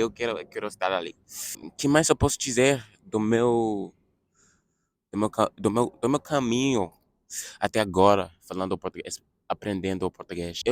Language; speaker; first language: Portuguese; non-native, fluent; English